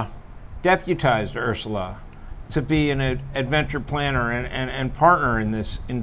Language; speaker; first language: English; native; English